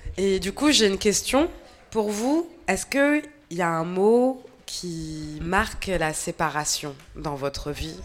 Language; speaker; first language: French; native; French